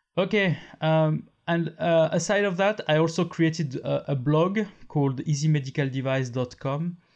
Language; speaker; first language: English; non-native, fluent; French